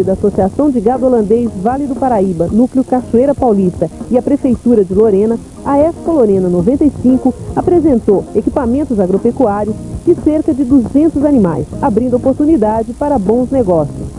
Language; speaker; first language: Portuguese; native; Portuguese